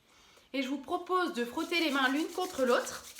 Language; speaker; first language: French; native; French